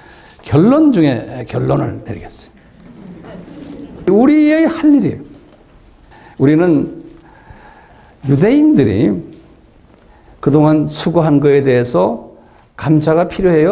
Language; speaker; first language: Korean; native; Korean